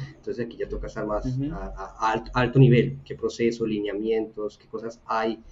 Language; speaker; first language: Spanish; native; Spanish